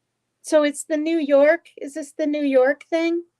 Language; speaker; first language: English; native; English